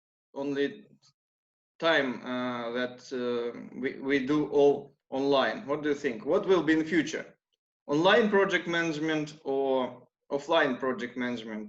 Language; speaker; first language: English; non-native, learner; Russian